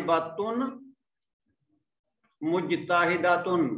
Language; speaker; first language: Arabic; non-native, fluent; Malay